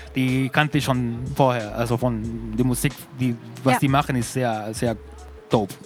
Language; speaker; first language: German; non-native, fluent; Spanish